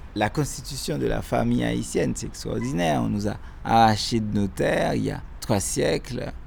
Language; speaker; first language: French; non-native, local second language; Haitian Creole